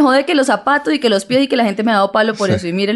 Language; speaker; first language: Spanish; native; Spanish